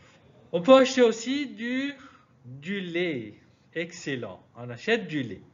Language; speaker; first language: French; non-native, fluent; Arabic